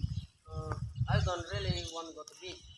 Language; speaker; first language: English; non-native, learner; Indonesian